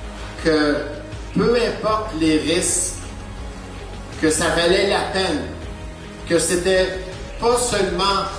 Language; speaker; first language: French; native; French